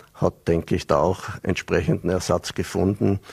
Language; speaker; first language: German; native; German